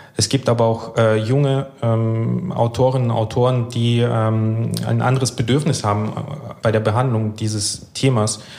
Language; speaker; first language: German; early bilingual, other home language; Russian